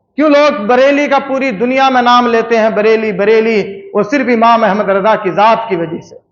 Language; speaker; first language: Urdu; native; Urdu